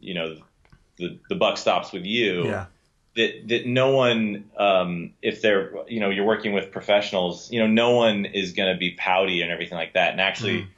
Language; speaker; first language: English; native; English